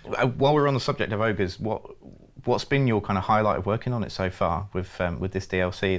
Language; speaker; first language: English; native; English